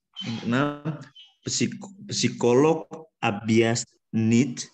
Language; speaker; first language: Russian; non-native, learner; Indonesian